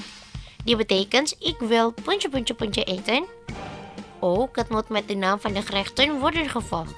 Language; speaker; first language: Dutch; non-native, fluent; Indonesian